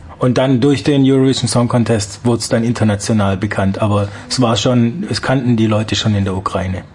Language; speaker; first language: German; native; German